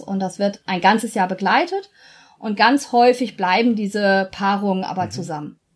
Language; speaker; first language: German; native; German